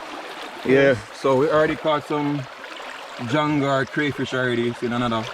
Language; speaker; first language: English; native; English